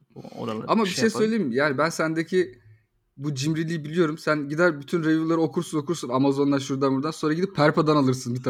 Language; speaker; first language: Turkish; native; Turkish